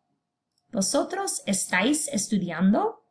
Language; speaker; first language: Spanish; non-native, fluent; English